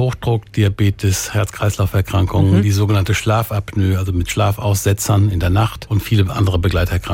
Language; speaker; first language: German; native; German